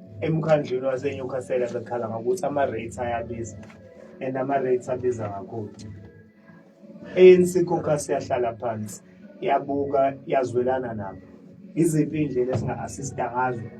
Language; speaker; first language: Zulu; native; Zulu